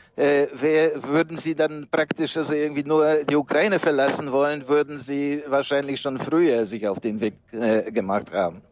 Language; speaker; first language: German; non-native, fluent; Polish